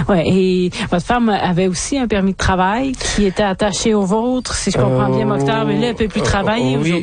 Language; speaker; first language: French; native; French